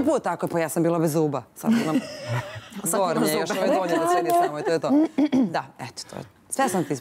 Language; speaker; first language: Serbian; native; Serbian